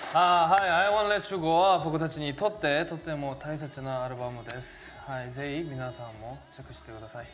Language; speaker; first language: Japanese; non-native, learner; Korean